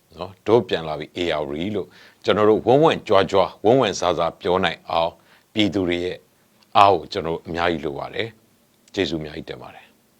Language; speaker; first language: Burmese; native; Burmese